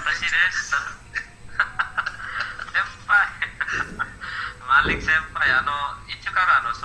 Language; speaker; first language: Japanese; non-native, learner; Indonesian